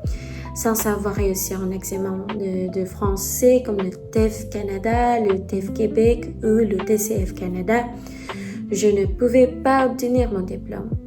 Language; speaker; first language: French; non-native, learner; Filipino